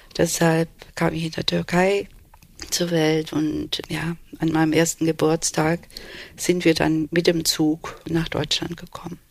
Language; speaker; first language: German; early bilingual, other home language; Turkish